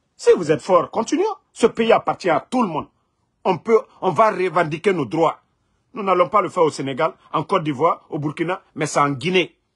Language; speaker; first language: French; non-native, local second language; Mandingo